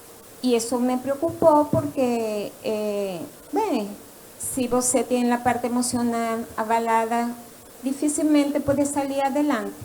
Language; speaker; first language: Portuguese; non-native, learner; Spanish